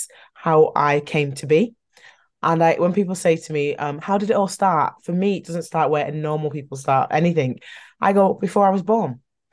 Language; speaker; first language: English; native; English